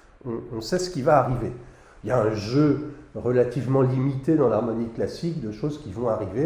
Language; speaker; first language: French; native; French